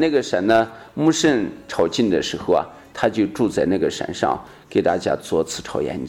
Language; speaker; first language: Chinese; native; Chinese